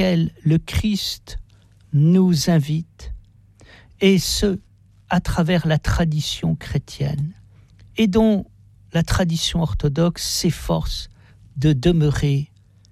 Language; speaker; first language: French; native; French